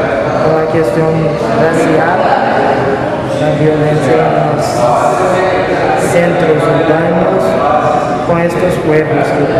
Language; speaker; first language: Spanish; non-native, learner; Portuguese